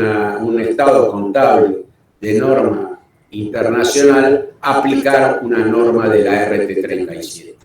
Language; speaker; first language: Spanish; native; Spanish